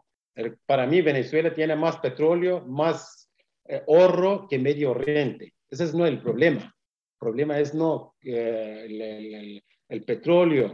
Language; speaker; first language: Spanish; non-native, learner; Kurdish